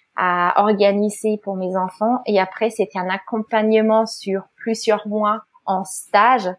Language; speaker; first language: French; non-native, fluent; German